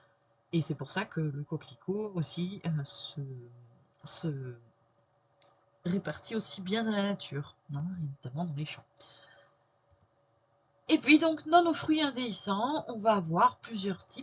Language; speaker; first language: French; native; French